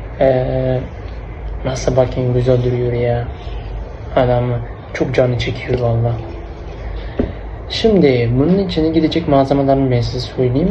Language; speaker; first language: Turkish; non-native, learner; Uzbek